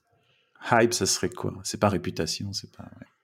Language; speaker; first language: French; native; French